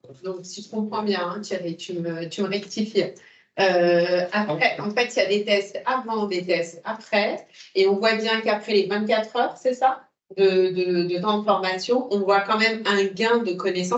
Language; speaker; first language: French; native; French